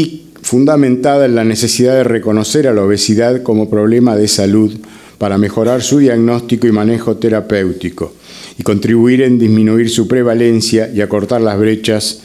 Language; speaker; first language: Spanish; native; Spanish